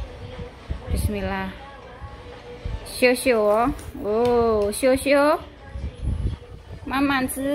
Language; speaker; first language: Chinese; non-native, learner; Javanese